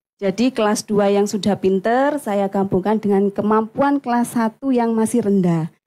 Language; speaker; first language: Indonesian; non-native, local second language; Javanese